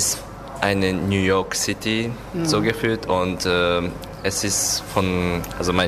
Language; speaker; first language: German; non-native, learner; Japanese